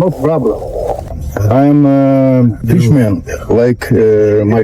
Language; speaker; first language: English; non-native, learner; Russian